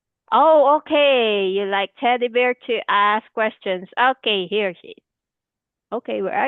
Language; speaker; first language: English; non-native, fluent; Filipino